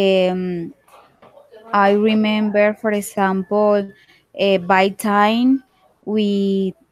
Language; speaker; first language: English; non-native, learner; Spanish